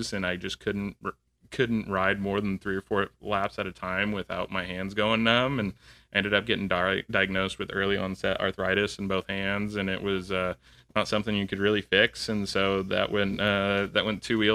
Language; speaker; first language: English; native; English